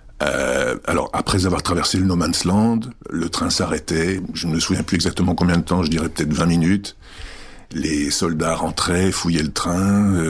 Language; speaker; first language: French; early bilingual, other home language; Czech